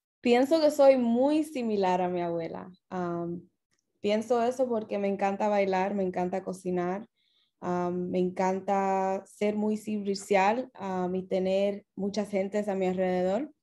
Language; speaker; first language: Spanish; early bilingual, heritage; Spanish